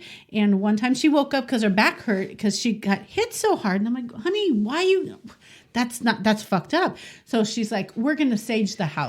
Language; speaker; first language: English; native; English